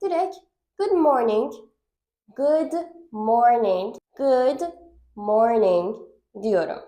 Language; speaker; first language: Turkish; non-native, fluent; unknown